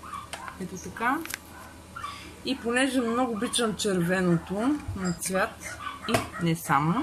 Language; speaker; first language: Bulgarian; native; Bulgarian